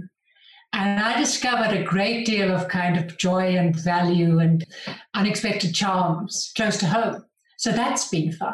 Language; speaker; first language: English; native; English